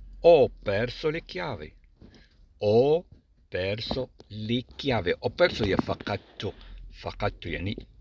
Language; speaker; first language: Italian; non-native, fluent; Arabic